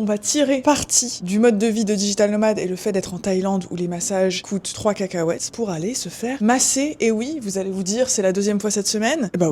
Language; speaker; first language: French; native; French